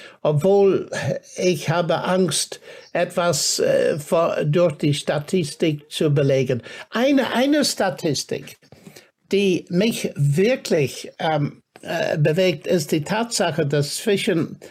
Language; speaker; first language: German; non-native, fluent; English